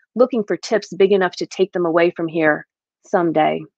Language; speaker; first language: English; native; English